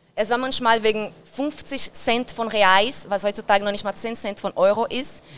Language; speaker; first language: German; non-native, fluent; Portuguese